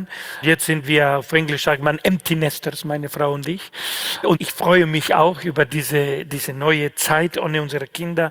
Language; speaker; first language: German; non-native, fluent; Spanish